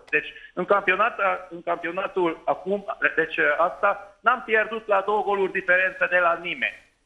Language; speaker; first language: Romanian; non-native, local second language; Hungarian